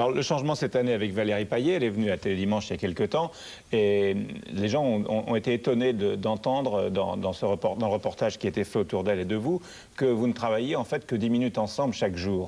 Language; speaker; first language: French; native; French